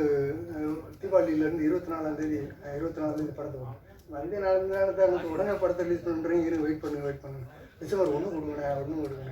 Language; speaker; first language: Tamil; native; Tamil